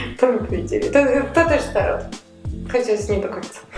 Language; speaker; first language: Polish; non-native, learner; Georgian